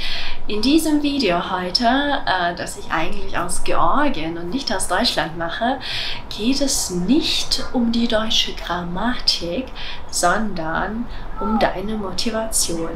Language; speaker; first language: German; non-native, fluent; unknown